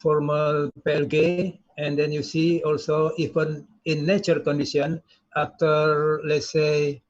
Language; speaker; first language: English; non-native, learner; Indonesian